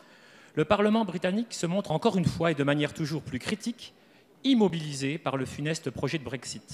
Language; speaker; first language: French; native; French